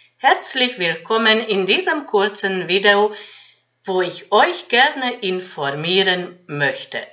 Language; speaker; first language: German; non-native, fluent; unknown